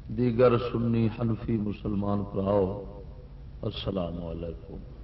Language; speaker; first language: Urdu; non-native, local second language; Punjabi